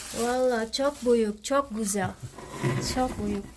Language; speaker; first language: Turkish; non-native, learner; Indonesian